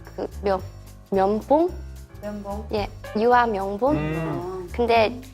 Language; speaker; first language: Korean; non-native, learner; English